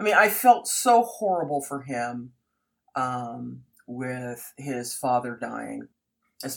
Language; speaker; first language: English; native; English